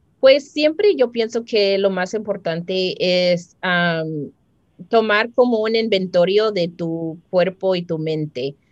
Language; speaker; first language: Spanish; early bilingual, heritage; Spanish